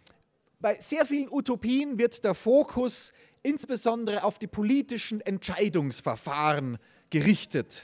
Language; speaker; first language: German; native; German